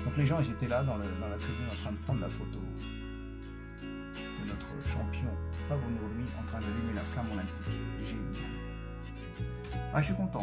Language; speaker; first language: French; native; French